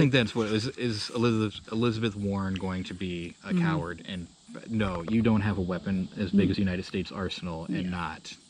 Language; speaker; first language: English; native; English